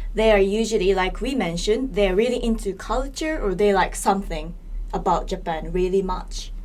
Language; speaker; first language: English; non-native, fluent; Japanese